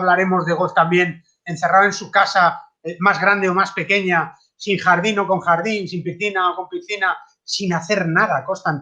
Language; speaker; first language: Spanish; native; Spanish